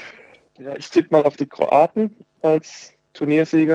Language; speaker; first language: German; native; German